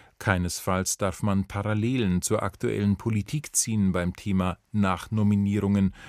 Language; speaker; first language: German; native; German